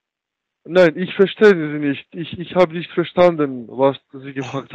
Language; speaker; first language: German; non-native, learner; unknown